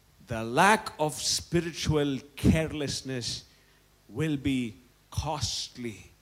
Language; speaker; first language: English; non-native, local second language; Tamil